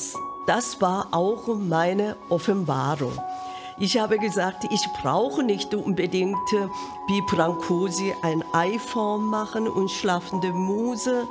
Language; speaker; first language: German; non-native, fluent; Korean